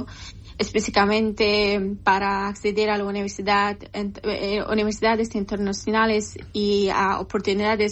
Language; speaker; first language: Spanish; non-native, learner; Persian